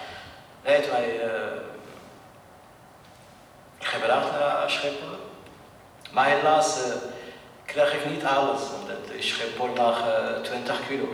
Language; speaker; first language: Dutch; non-native, learner; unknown